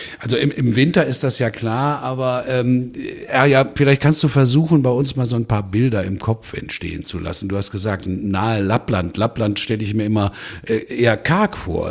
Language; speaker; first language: German; native; German